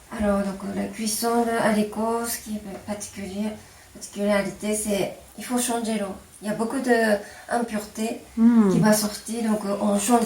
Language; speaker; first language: French; non-native, fluent; Japanese